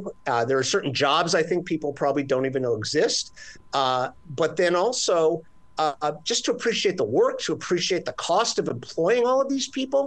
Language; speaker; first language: English; native; English